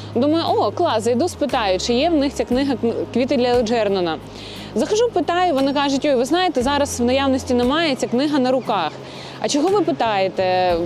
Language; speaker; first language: Ukrainian; native; Ukrainian